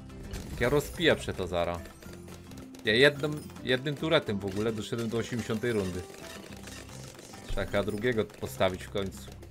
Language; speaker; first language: Polish; native; Polish